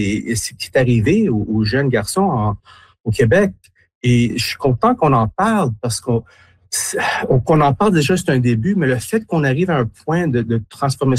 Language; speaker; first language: French; native; French